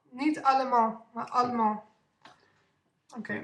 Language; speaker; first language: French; non-native, fluent; Dutch